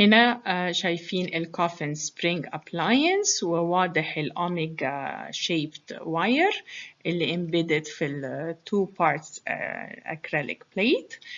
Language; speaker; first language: Arabic; native; Arabic